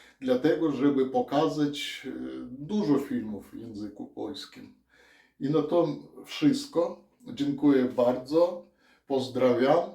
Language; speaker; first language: Polish; non-native, learner; Russian